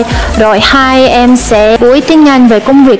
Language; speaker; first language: Vietnamese; non-native, fluent; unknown